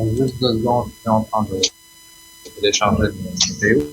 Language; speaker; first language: French; non-native, local second language; Arabic